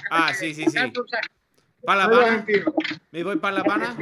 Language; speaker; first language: Spanish; non-native, learner; English